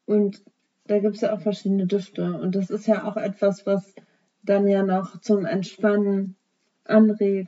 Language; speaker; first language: German; native; German